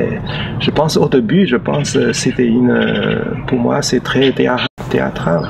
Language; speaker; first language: French; non-native, learner; Chinese